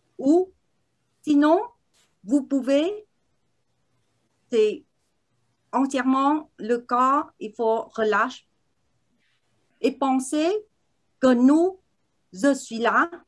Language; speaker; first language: French; non-native, learner; Vietnamese